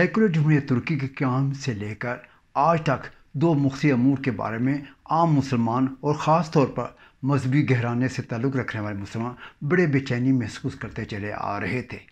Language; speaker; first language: Urdu; native; Urdu